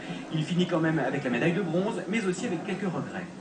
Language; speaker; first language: French; native; French